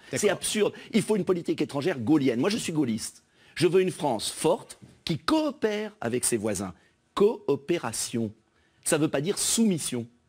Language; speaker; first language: French; native; French